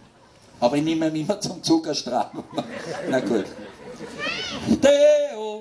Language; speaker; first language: German; native; German